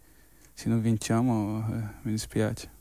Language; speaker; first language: Italian; non-native, fluent; Portuguese